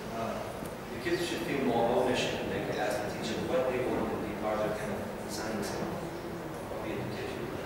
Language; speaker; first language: English; non-native, fluent; Lithuanian